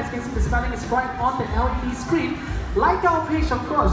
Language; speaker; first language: English; non-native, local second language; Chinese